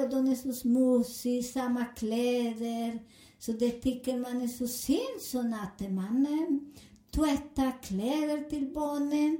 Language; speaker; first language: Swedish; non-native, learner; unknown